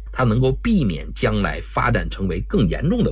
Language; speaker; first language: Chinese; native; Chinese